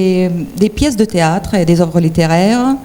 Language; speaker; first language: French; non-native, fluent; Ukrainian